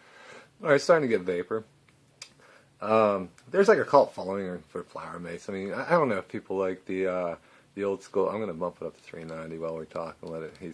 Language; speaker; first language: English; native; English